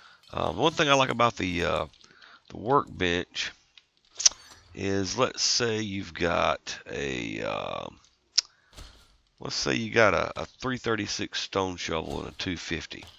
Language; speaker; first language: English; native; English